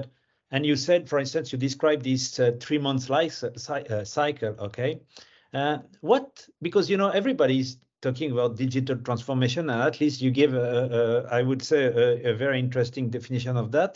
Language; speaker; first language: English; non-native, fluent; French